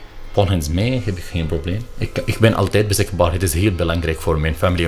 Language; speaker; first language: Dutch; non-native, learner; Arabic